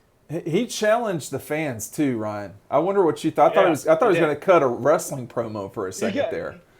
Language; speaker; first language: English; native; English